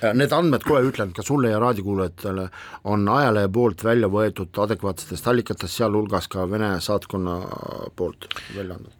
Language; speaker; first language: Estonian; non-native, local second language; Russian